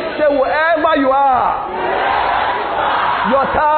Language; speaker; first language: English; non-native, local second language; Yoruba